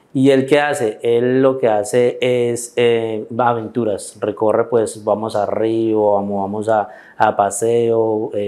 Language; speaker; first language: Spanish; native; Spanish